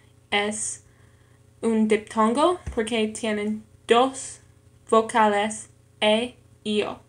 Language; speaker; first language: Spanish; non-native, learner; English